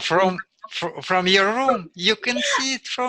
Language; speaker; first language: English; non-native, learner; Russian